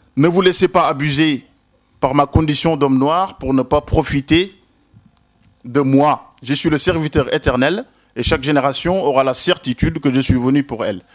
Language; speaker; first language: French; non-native, local second language; Wolof